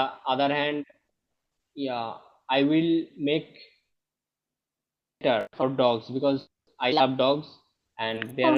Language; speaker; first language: English; non-native, local second language; Bangla